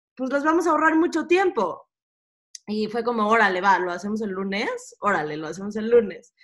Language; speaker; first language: Spanish; native; Spanish